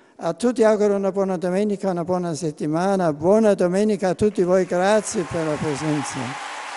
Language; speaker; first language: Italian; non-native, fluent; German